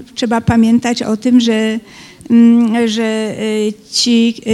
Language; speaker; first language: Polish; native; Polish